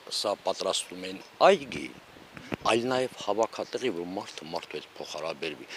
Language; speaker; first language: Armenian; native; Armenian